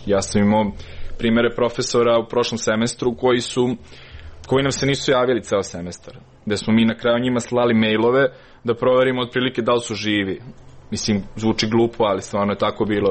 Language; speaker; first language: Serbian; native; Serbian